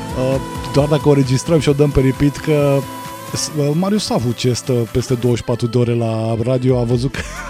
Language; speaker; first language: Romanian; native; Romanian